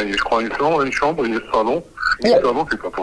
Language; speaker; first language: French; non-native, learner; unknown